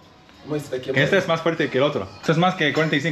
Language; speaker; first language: Spanish; non-native, learner; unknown